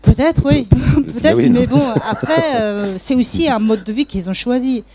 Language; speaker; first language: French; non-native, fluent; Mongolian